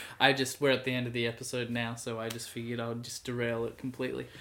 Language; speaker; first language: English; native; English